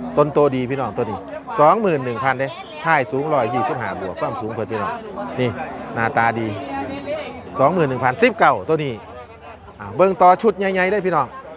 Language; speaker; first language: Thai; native; Thai